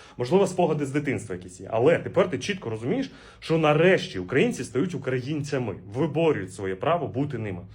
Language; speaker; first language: Ukrainian; non-native, local second language; Russian